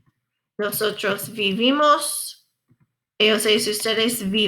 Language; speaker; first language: Spanish; non-native, fluent; English